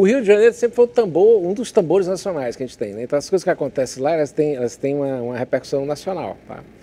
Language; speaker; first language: Portuguese; native; Portuguese